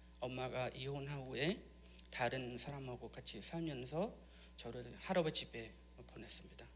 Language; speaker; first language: Korean; non-native, learner; Khmer